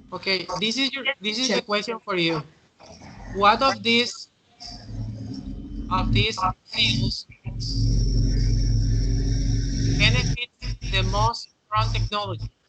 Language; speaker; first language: English; non-native, fluent; Spanish